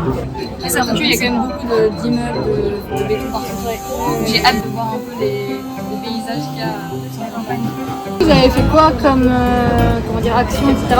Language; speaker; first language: French; native; French